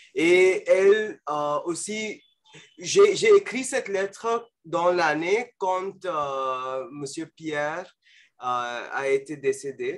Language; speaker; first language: French; non-native, fluent; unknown